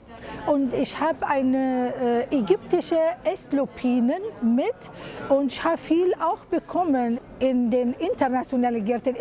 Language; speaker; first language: German; non-native, learner; Arabic